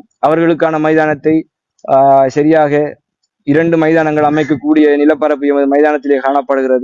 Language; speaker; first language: Tamil; native; Tamil